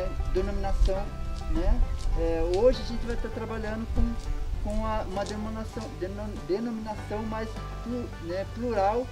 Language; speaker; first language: Portuguese; native; Portuguese